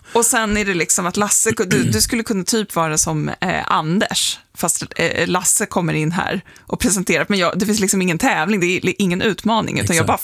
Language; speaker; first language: Swedish; native; Swedish